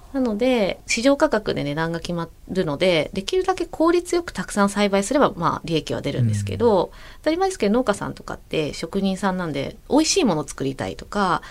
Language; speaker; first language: Japanese; native; Japanese